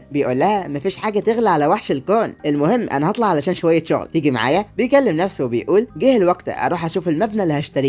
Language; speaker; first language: Arabic; native; Arabic